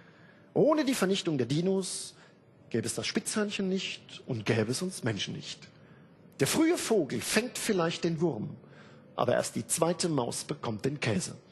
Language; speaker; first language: German; native; German